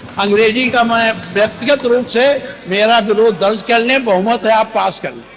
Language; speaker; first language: Hindi; native; Hindi